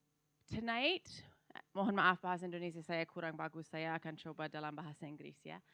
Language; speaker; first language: Indonesian; non-native, learner; English